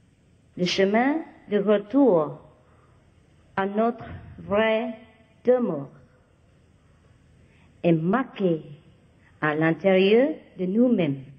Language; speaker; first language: French; non-native, learner; Vietnamese